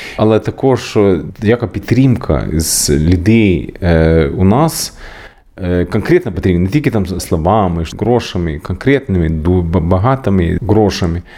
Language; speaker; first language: Ukrainian; non-native, learner; Swedish